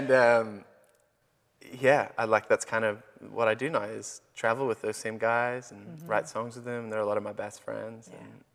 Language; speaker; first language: English; native; English